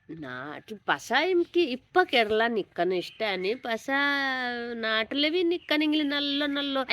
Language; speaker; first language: Malayalam; non-native, learner; Hindi